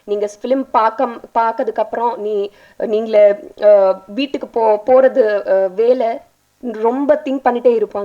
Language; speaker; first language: Tamil; non-native, learner; Telugu